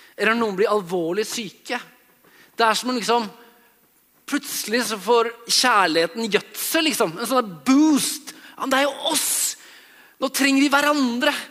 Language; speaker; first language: Norwegian; native; Norwegian